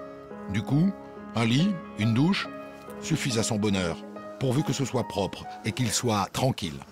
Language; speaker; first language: French; native; French